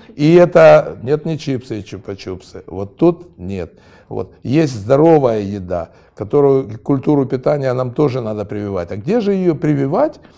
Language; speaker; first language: Russian; native; Russian